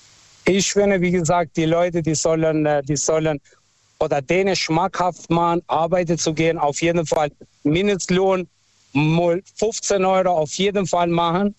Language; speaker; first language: German; non-native, fluent; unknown